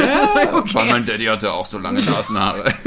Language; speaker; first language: German; native; German